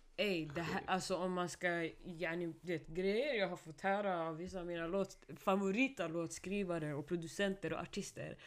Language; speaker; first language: Swedish; early bilingual, other home language; Somali